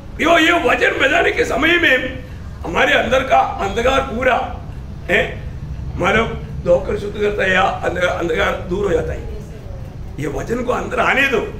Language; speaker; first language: Hindi; non-native, local second language; Malayalam